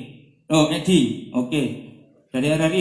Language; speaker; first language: Indonesian; native; Indonesian